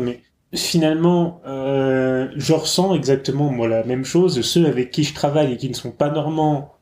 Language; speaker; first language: French; native; French